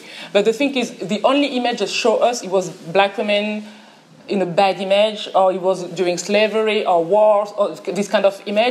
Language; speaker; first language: English; non-native, fluent; French